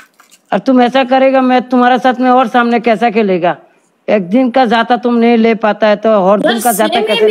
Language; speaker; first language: Hindi; non-native, learner; Bangla